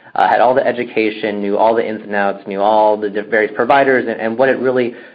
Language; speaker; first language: English; native; English